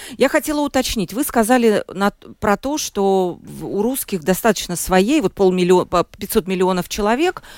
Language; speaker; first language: Russian; native; Russian